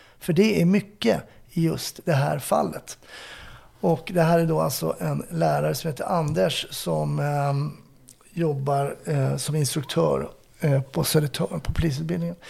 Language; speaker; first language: Swedish; native; Swedish